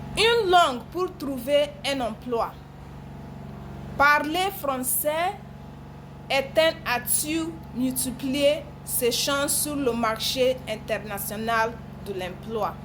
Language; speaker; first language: French; non-native, learner; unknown